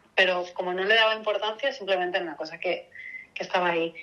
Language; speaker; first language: Spanish; native; Spanish